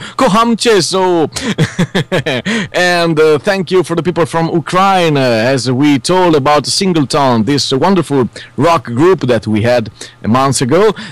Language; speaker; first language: English; non-native, learner; Italian